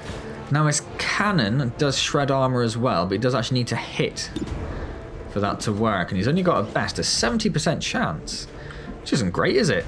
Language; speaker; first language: English; native; English